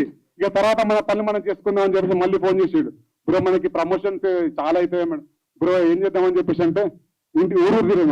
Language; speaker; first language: Telugu; native; Telugu